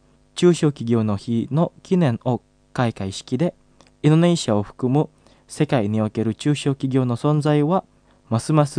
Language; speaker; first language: Japanese; non-native, fluent; Indonesian